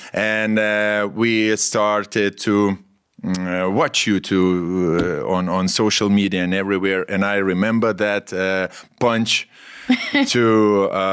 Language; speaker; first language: English; non-native, fluent; Lithuanian